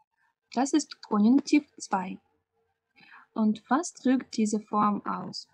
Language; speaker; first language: German; non-native, fluent; Russian